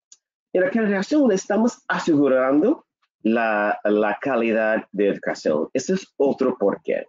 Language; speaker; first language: Spanish; non-native, learner; English